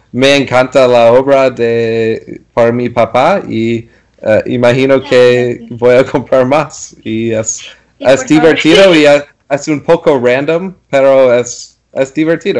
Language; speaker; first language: Spanish; non-native, learner; English